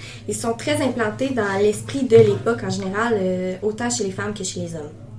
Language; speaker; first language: French; native; French